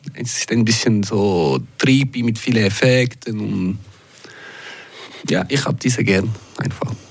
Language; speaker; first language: German; non-native, local second language; French